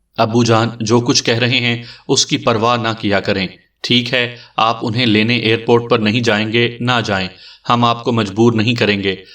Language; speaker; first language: Urdu; native; Urdu